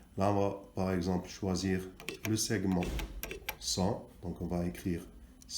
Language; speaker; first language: French; non-native, local second language; Arabic